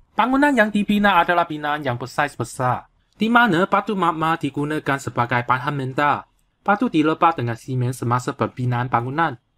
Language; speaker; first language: Malay; non-native, local second language; Chinese